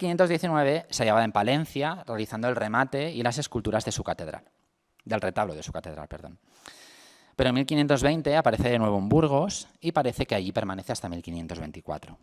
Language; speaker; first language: Spanish; native; Spanish